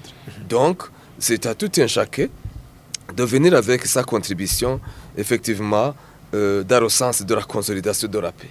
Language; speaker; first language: French; non-native, local second language; Rundi